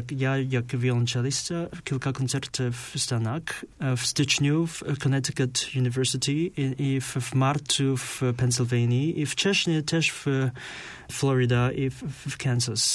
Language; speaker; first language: Polish; non-native, learner; Chinese